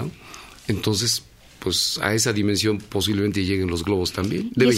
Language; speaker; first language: Spanish; native; Spanish